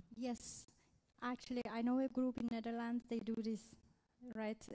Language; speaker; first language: English; non-native, fluent; Persian